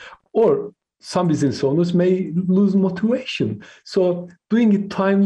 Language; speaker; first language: English; non-native, fluent; Turkish